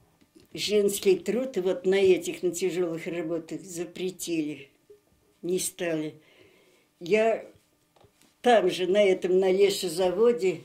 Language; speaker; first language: Russian; native; Russian